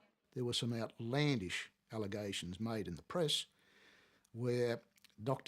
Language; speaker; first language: English; native; English